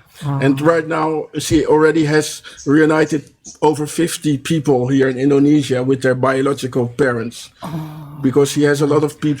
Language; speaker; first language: English; non-native, fluent; Dutch